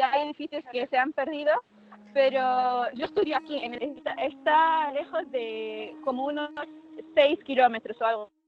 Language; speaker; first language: Spanish; non-native, fluent; Arabic